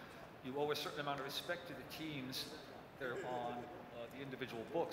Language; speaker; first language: English; native; English